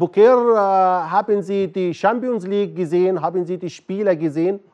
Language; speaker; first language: German; non-native, learner; Arabic